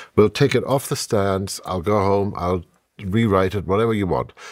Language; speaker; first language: English; non-native, fluent; German